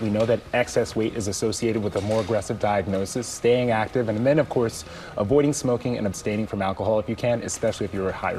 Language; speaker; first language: English; native; English